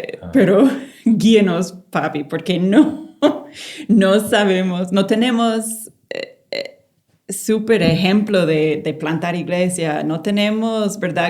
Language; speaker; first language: Spanish; non-native, fluent; English